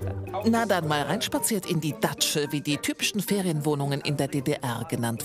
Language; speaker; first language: German; native; German